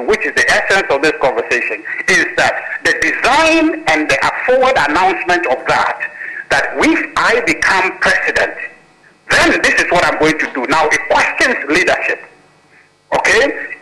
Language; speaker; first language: English; non-native, local second language; Ewe